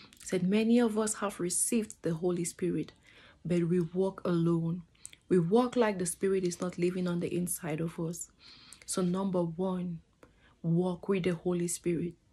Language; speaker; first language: English; non-native, fluent; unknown